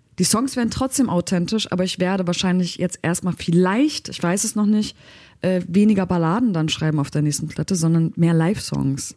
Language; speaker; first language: German; early bilingual, other home language; Turkish